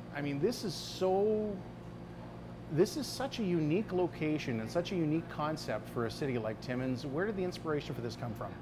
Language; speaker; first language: English; native; English